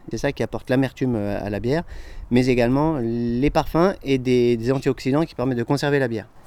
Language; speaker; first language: French; native; French